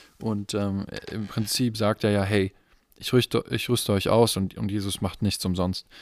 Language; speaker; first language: German; native; German